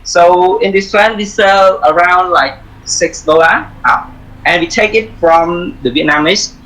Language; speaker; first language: English; non-native, learner; Khmer